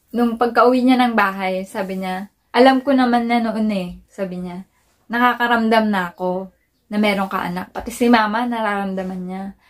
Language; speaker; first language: Filipino; native; Filipino